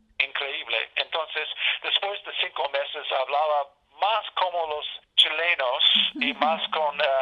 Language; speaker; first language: Spanish; non-native, learner; English